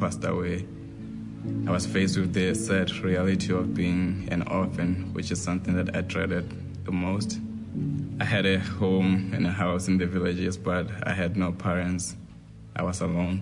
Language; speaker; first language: English; non-native, local second language; Southern Sotho